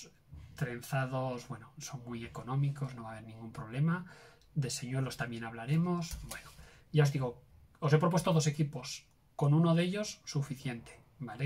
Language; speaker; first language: Spanish; native; Spanish